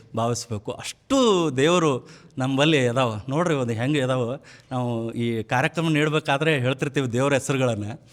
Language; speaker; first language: Kannada; native; Kannada